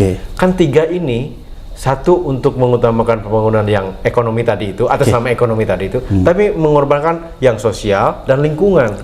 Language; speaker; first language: Indonesian; native; Indonesian